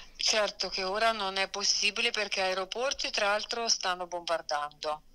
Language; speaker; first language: Italian; non-native, fluent; Ukrainian